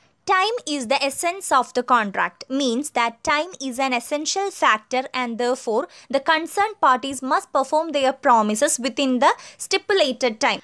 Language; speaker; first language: English; non-native, local second language; Malayalam